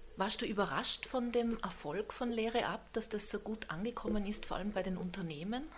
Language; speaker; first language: German; native; German